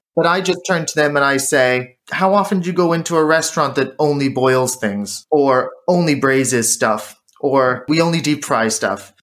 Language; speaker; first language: English; native; English